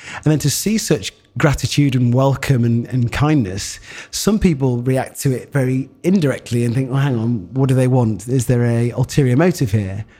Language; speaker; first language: English; native; English